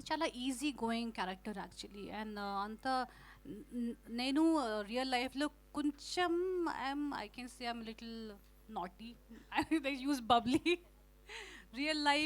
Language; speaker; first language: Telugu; non-native, learner; Hindi